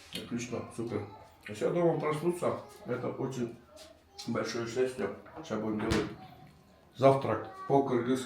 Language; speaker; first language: Russian; non-native, local second language; Kyrgyz